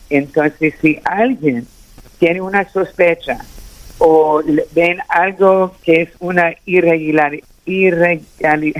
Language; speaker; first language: Spanish; early bilingual, heritage; Spanish